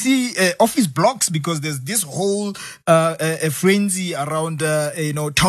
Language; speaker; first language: English; non-native, local second language; Zulu